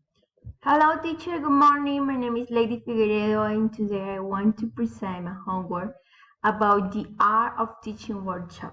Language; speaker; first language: English; non-native, learner; Spanish